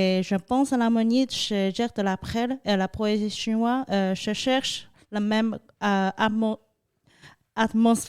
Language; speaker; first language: French; non-native, fluent; Chinese